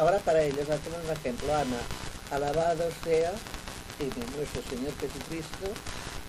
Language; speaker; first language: Spanish; non-native, local second language; Catalan